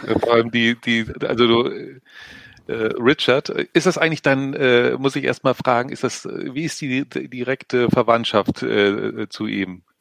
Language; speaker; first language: German; native; German